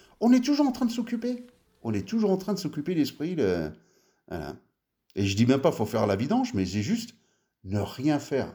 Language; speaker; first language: French; early bilingual, other home language; Italian